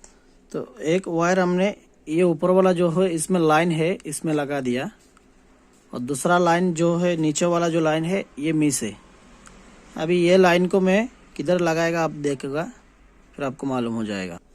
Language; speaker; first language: Hindi; non-native, local second language; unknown